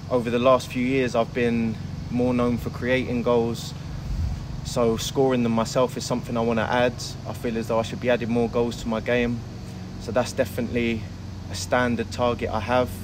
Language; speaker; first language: English; native; English